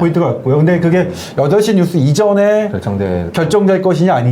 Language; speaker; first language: Korean; native; Korean